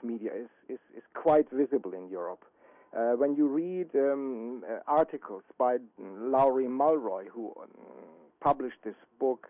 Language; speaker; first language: English; non-native, fluent; German